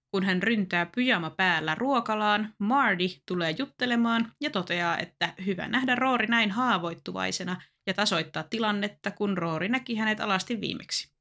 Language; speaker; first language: Finnish; native; Finnish